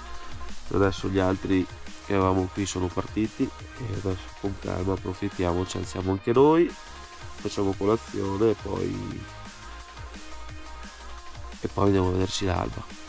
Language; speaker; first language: Italian; native; Italian